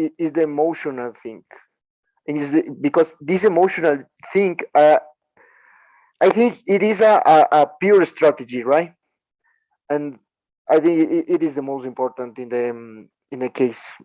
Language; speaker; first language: English; non-native, learner; Spanish